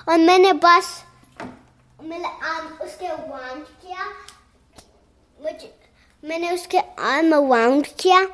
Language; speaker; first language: Hindi; early bilingual, heritage; Hindi